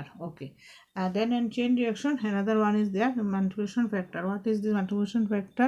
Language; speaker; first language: English; non-native, local second language; Bangla